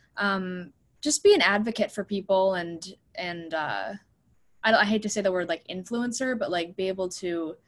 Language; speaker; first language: English; native; English